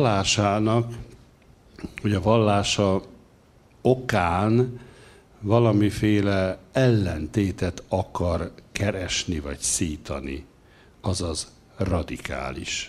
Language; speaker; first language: Hungarian; native; Hungarian